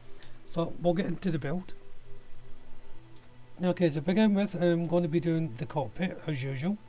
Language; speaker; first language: English; native; English